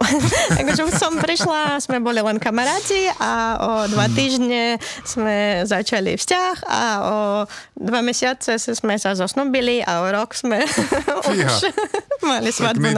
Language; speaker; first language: Slovak; non-native, fluent; Latvian